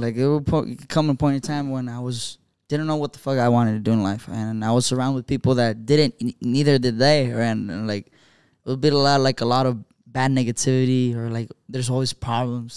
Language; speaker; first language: English; early bilingual, other home language; Spanish